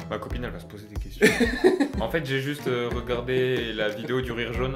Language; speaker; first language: French; native; French